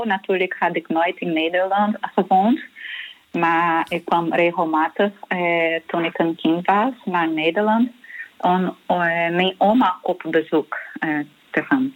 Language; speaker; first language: Dutch; non-native, fluent; Portuguese